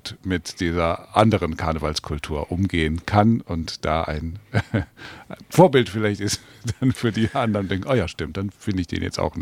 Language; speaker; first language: German; native; German